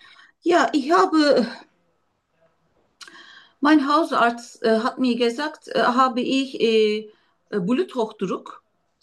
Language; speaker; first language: German; non-native, learner; Turkish